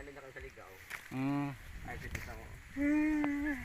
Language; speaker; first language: Filipino; non-native, local second language; Bikol